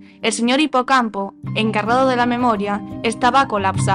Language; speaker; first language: Spanish; native; Spanish